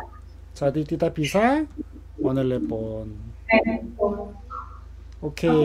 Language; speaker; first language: Indonesian; non-native, learner; Korean